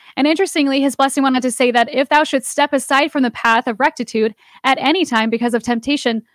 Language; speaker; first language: English; native; English